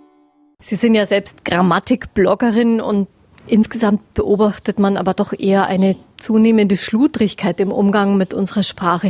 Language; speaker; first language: German; native; German